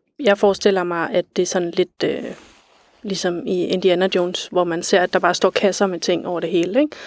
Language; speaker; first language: Danish; native; Danish